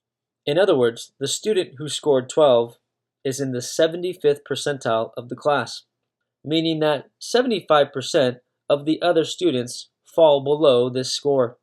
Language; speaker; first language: English; native; English